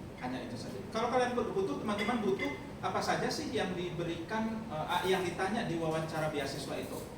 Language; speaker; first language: Indonesian; non-native, local second language; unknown